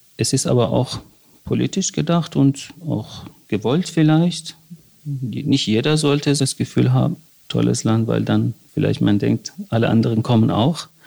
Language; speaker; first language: German; non-native, fluent; Persian